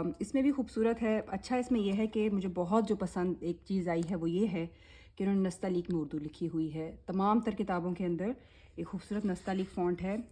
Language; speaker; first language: Urdu; native; Urdu